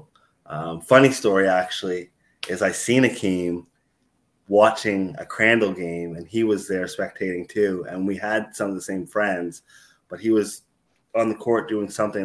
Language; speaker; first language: English; native; English